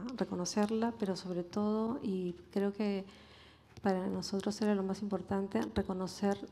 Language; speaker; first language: Spanish; native; Spanish